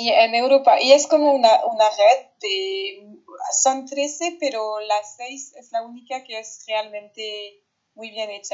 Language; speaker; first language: Spanish; non-native, fluent; French